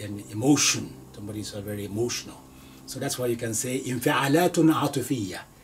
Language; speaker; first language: English; non-native, local second language; Yoruba